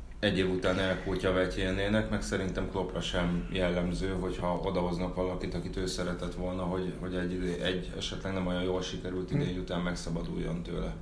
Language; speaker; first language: Hungarian; native; Hungarian